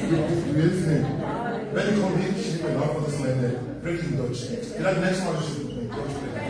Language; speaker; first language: German; non-native, learner; French